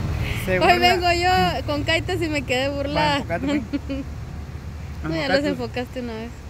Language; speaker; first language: Spanish; native; Spanish